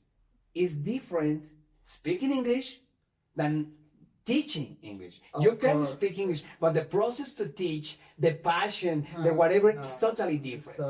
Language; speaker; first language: English; non-native, fluent; Spanish